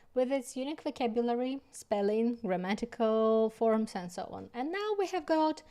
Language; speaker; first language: English; non-native, fluent; Russian